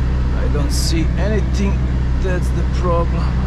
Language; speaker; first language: English; non-native, learner; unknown